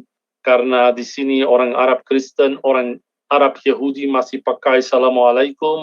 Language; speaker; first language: Indonesian; non-native, fluent; Arabic